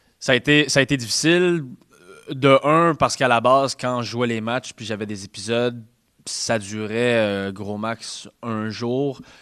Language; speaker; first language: French; native; French